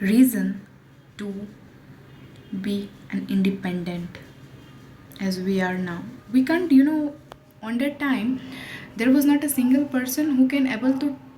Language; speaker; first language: English; non-native, local second language; Hindi